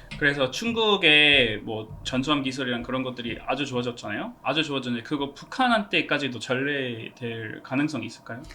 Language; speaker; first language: Korean; non-native, fluent; English